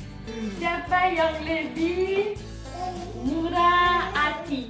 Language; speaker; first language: Indonesian; non-native, learner; French